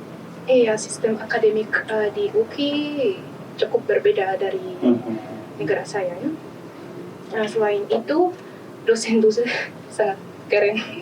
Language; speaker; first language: Indonesian; non-native, learner; Malagasy